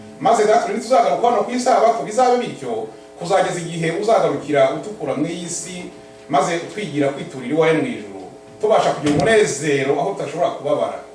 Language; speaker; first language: Kinyarwanda; native; Kinyarwanda